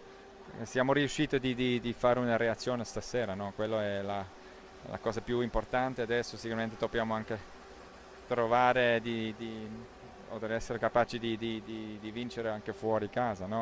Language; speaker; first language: Italian; non-native, local second language; German